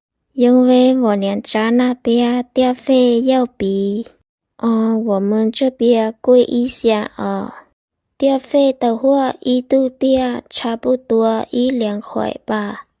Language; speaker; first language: Chinese; non-native, fluent; Lao